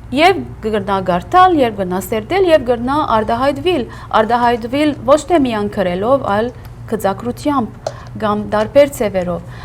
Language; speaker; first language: Armenian; early bilingual, heritage; Armenian